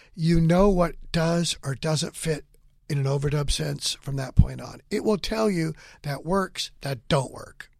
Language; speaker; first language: English; native; English